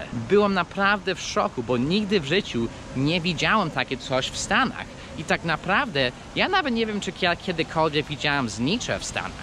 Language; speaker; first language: Polish; early bilingual, heritage; Polish